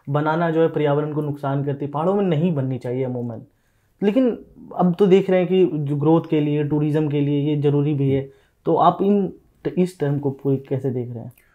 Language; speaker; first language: Hindi; native; Hindi